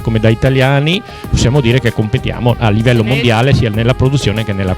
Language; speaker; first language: Italian; native; Italian